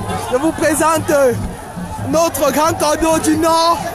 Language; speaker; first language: French; native; French